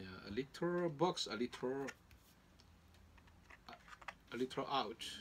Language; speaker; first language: English; non-native, learner; Chinese